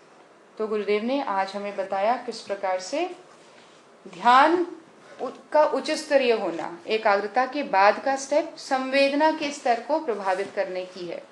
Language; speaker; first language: Hindi; native; Hindi